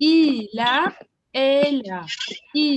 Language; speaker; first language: French; non-native, fluent; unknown